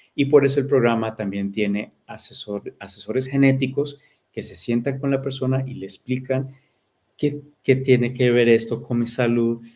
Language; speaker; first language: Spanish; early bilingual, heritage; Spanish